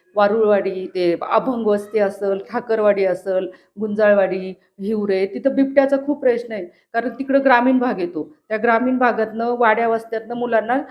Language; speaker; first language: Marathi; native; Marathi